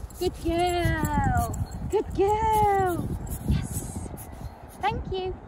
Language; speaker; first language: English; native; English